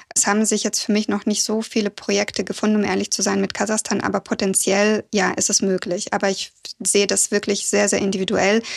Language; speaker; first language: German; early bilingual, other home language; Russian